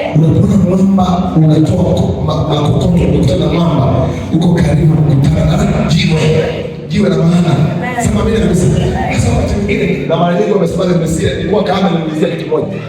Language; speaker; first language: Swahili; non-native, local second language; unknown